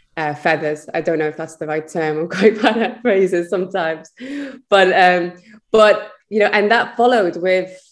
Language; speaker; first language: English; native; English